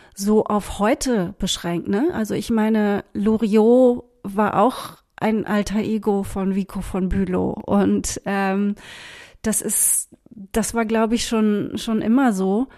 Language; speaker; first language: German; native; German